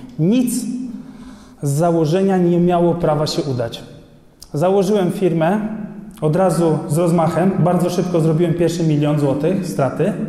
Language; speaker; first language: Polish; early bilingual, other home language; Albanian